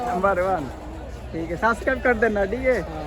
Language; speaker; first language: Hindi; non-native, learner; Bangla